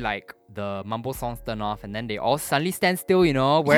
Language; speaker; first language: English; native; English